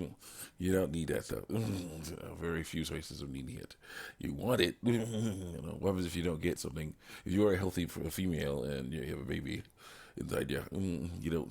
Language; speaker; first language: English; native; English